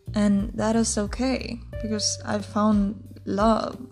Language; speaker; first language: English; non-native, fluent; Icelandic